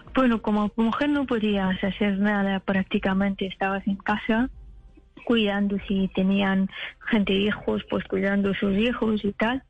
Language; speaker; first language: Spanish; non-native, fluent; Persian